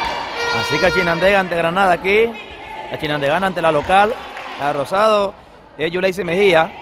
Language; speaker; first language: Spanish; native; Spanish